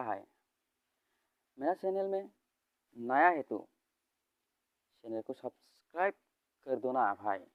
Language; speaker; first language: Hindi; non-native, local second language; Bodo